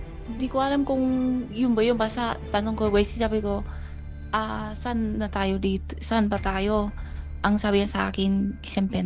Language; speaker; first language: Filipino; non-native, learner; Chinese